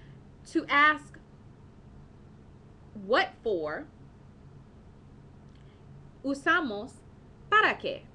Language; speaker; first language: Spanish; non-native, fluent; English